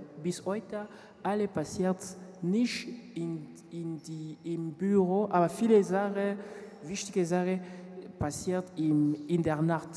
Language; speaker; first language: German; non-native, learner; French